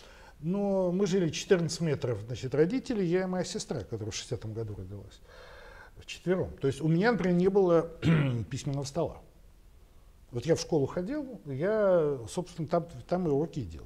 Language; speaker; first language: Russian; native; Russian